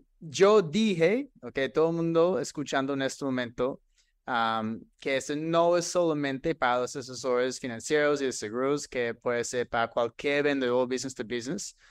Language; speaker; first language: Spanish; non-native, fluent; English